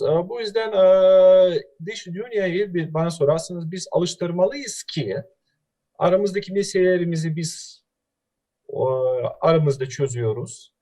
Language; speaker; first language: Turkish; non-native, fluent; Russian